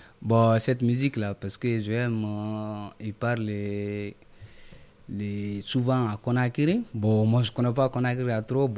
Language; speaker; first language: French; non-native, local second language; Mandingo